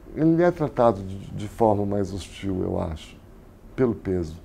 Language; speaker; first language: Portuguese; native; Portuguese